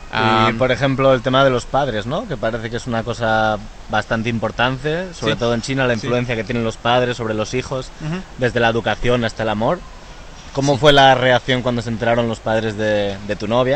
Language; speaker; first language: Spanish; native; Spanish